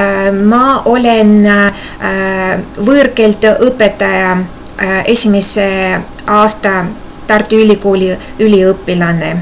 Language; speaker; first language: Estonian; non-native, local second language; Russian